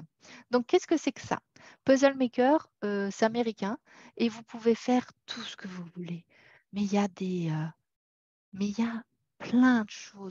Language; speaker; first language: French; native; French